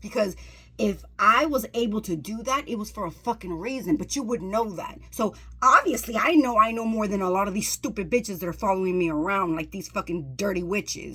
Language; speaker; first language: English; native; English